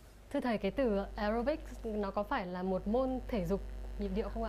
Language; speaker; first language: Vietnamese; native; Vietnamese